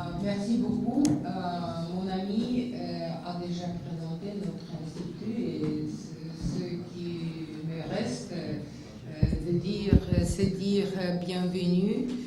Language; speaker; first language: French; non-native, fluent; Russian